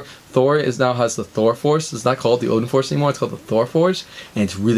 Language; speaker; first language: English; native; English